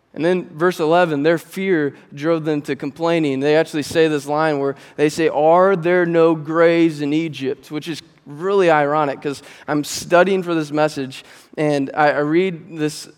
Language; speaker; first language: English; native; English